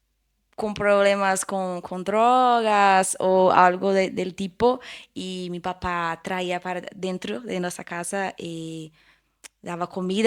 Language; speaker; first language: Spanish; non-native, fluent; Portuguese